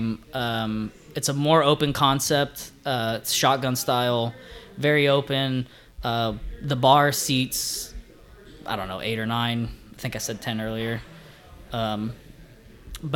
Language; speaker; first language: English; native; English